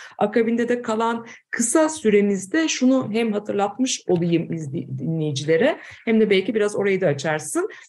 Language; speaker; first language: Turkish; native; Turkish